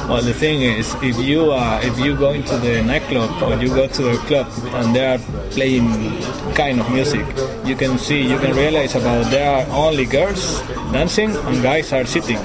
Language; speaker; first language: English; non-native, learner; Spanish